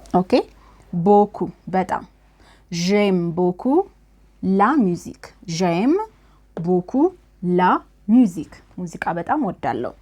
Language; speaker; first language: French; non-native, fluent; Amharic